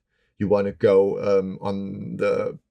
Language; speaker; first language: English; non-native, fluent; German